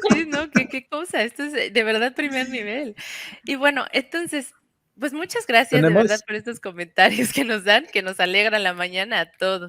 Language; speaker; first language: Spanish; native; Spanish